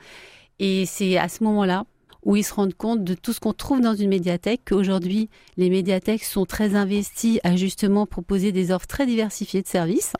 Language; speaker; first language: French; native; French